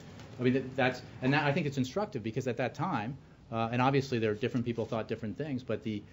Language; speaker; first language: English; native; English